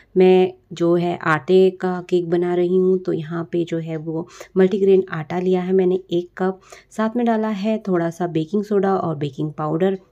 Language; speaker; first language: Hindi; native; Hindi